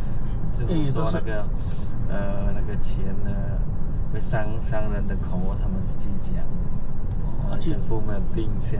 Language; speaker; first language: Chinese; non-native, learner; Vietnamese